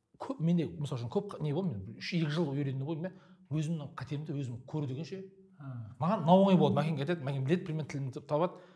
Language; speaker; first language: Kazakh; native; Kazakh